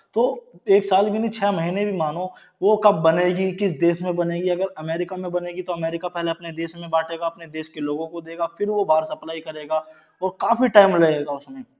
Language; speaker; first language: Hindi; native; Hindi